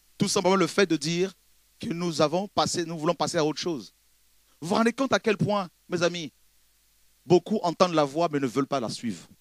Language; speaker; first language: French; non-native, local second language; Lingala